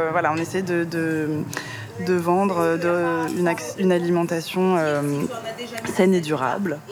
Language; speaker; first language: French; native; French